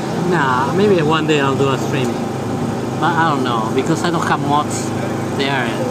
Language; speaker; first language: English; non-native, fluent; Spanish